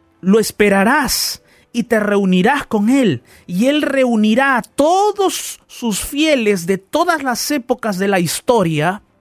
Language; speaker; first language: Spanish; native; Spanish